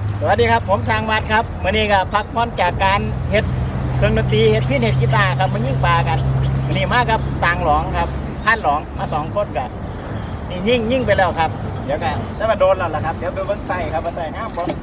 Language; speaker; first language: Thai; non-native, local second language; Northeastern Thai